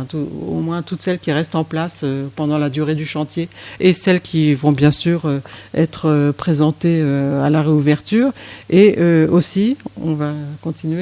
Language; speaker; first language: French; native; French